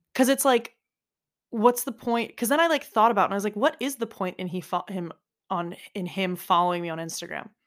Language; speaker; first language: English; native; English